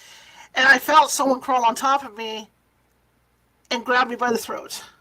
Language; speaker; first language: English; native; English